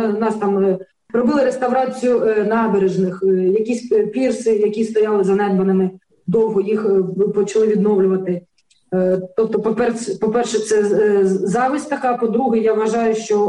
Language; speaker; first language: Ukrainian; native; Ukrainian